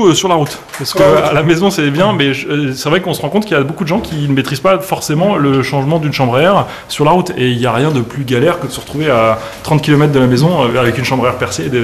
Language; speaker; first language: French; native; French